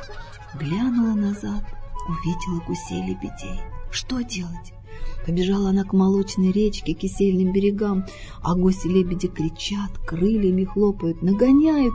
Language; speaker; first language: Russian; native; Russian